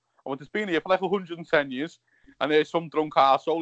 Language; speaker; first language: English; native; English